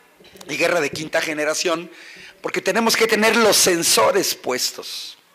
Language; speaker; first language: Spanish; native; Spanish